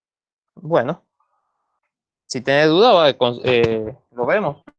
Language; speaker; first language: Spanish; native; Spanish